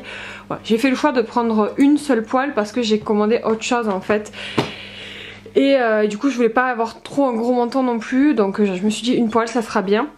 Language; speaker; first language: French; native; French